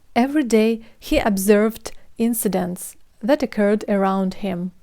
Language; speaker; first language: English; non-native, fluent; Ukrainian